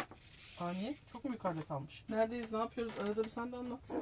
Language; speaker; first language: Turkish; native; Turkish